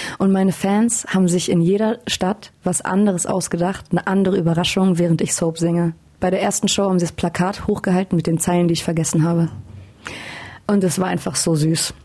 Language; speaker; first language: German; native; German